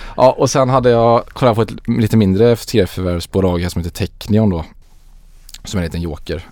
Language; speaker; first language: Swedish; native; Swedish